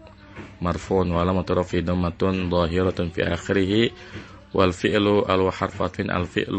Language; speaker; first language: Arabic; non-native, fluent; Indonesian